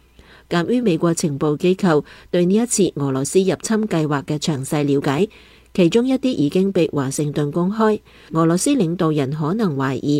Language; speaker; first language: Chinese; non-native, local second language; Cantonese